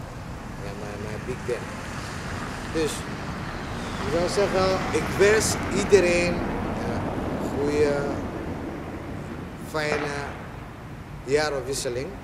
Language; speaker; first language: Dutch; non-native, learner; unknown